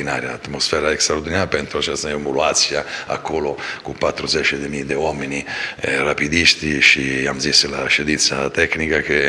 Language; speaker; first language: Romanian; non-native, fluent; Italian